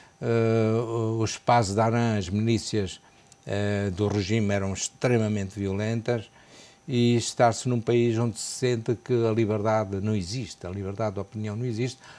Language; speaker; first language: Portuguese; native; Portuguese